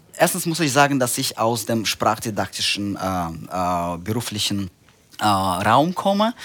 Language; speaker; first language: German; non-native, fluent; Russian